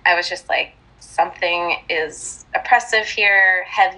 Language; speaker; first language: English; native; English